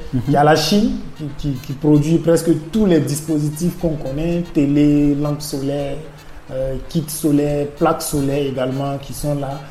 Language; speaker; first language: French; non-native, local second language; Mossi